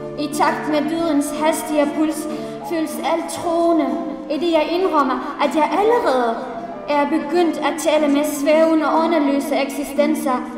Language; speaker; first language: Danish; non-native, fluent; Central Kurdish